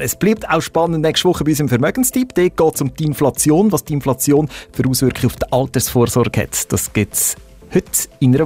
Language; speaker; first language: German; native; German